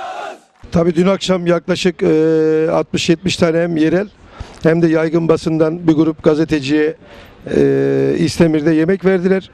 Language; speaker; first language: Turkish; native; Turkish